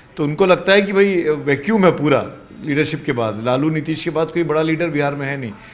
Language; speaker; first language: Hindi; native; Hindi